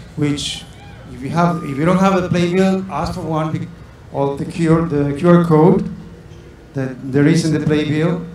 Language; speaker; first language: English; non-native, fluent; Spanish